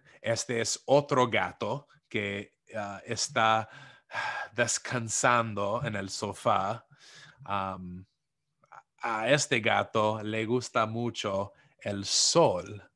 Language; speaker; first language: Spanish; non-native, fluent; English